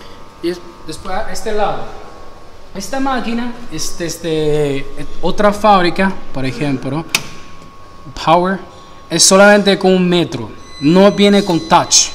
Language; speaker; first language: Spanish; non-native, fluent; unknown